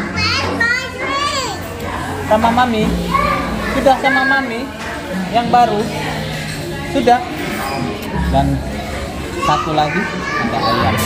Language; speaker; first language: Indonesian; native; Indonesian